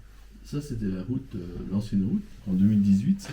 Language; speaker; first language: French; native; French